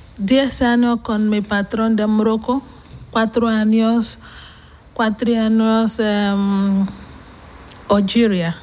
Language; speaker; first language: Spanish; non-native, learner; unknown